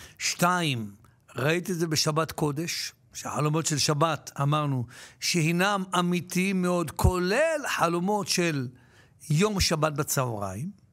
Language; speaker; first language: Hebrew; native; Hebrew